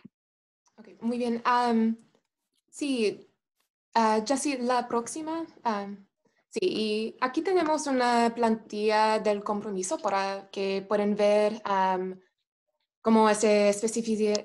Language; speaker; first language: Spanish; non-native, fluent; English